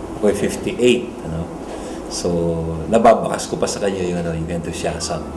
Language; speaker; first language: Filipino; non-native, local second language; Pampanga